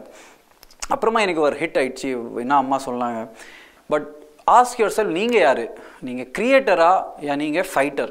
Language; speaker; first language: Tamil; non-native, local second language; Hindi